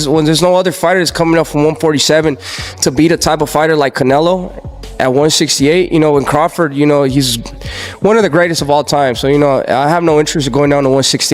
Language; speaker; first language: English; native; English